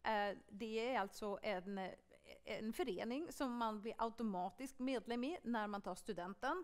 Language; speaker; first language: Swedish; native; Swedish